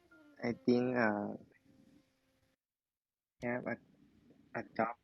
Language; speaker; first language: English; non-native, learner; Thai